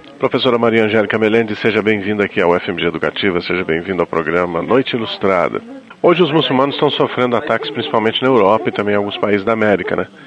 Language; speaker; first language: Portuguese; native; Portuguese